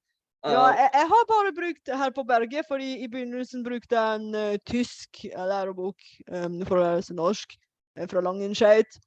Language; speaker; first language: Norwegian; non-native, fluent; Bulgarian